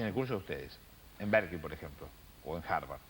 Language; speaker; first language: Spanish; native; Spanish